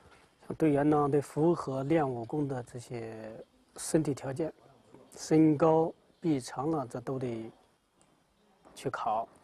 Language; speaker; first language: Chinese; native; Chinese